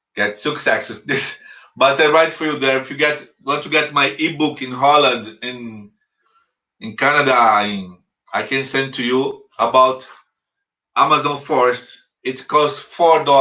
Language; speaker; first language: English; non-native, fluent; Portuguese